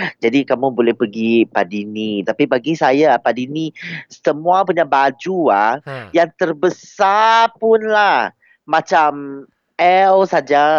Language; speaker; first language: Malay; non-native, local second language; Chinese